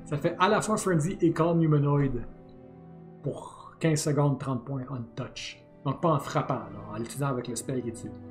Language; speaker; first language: French; native; French